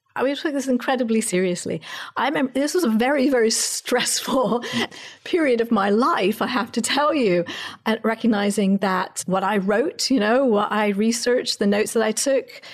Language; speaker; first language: English; native; English